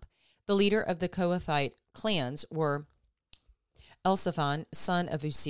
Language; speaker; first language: English; native; English